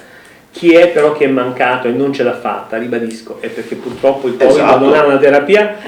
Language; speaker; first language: Italian; native; Italian